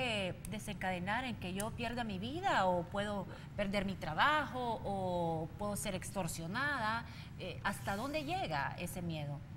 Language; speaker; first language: Spanish; native; Spanish